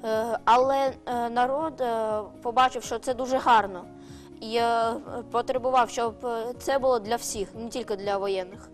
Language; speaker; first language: Ukrainian; non-native, local second language; Russian